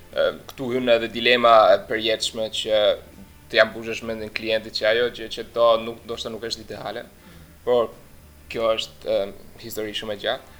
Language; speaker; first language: Albanian; early bilingual, heritage; Albanian